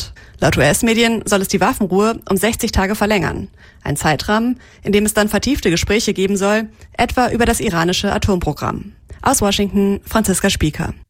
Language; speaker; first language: German; native; German